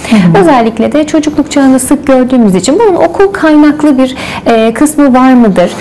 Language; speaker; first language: Turkish; native; Turkish